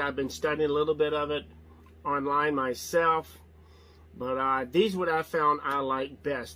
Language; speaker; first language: English; native; English